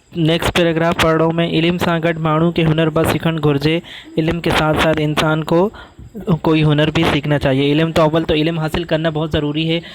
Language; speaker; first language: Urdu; non-native, local second language; Sindhi